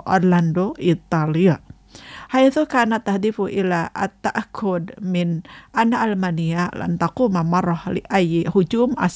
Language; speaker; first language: Arabic; non-native, fluent; Indonesian